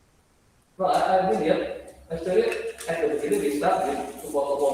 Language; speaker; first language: English; non-native, learner; Indonesian